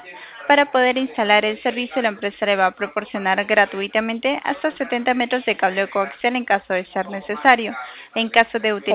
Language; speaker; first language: Spanish; native; Spanish